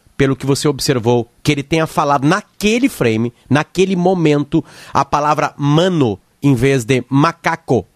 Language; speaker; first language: Portuguese; native; Portuguese